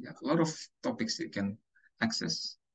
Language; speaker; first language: English; non-native, fluent; Indonesian